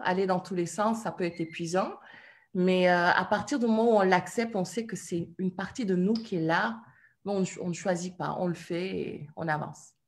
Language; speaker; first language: French; non-native, local second language; Wolof